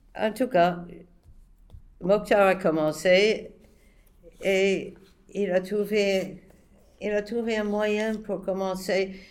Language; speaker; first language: French; non-native, fluent; English